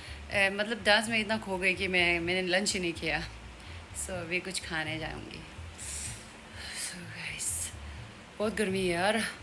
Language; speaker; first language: Hindi; non-native, local second language; Tibetan